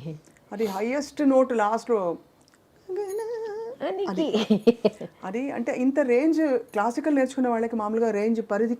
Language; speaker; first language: Telugu; native; Telugu